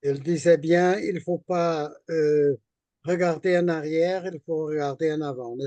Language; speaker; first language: French; non-native, fluent; Portuguese